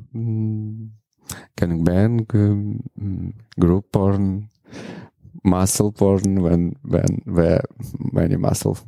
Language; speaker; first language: English; non-native, learner; Ukrainian